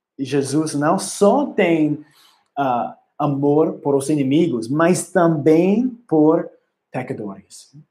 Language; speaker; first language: Portuguese; non-native, learner; English